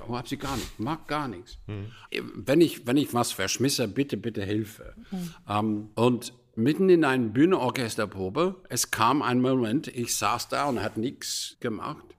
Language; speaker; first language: German; non-native, fluent; English